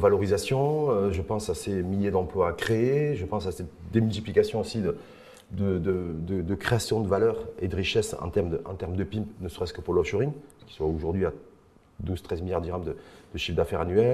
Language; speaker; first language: French; non-native, local second language; Arabic